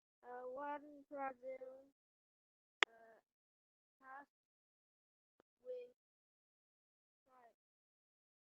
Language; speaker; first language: English; non-native, learner; Vietnamese